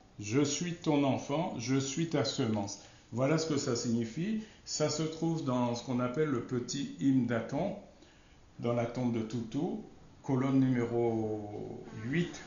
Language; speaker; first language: French; non-native, local second language; Wolof